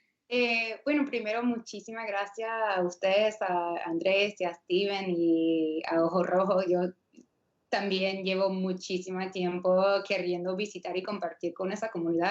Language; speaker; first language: Spanish; non-native, fluent; English